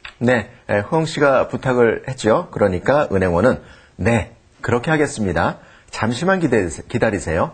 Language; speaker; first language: Korean; native; Korean